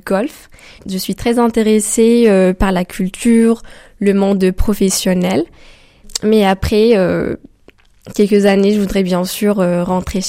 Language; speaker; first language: French; non-native, local second language; Arabic